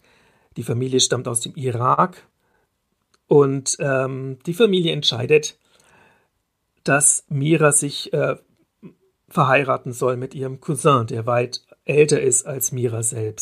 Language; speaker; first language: German; native; German